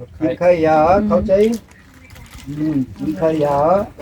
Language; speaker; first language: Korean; native; Korean